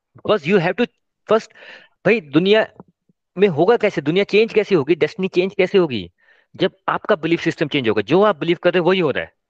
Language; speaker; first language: Hindi; non-native, local second language; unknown